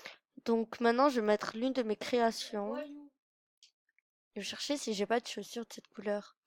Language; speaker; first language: French; native; French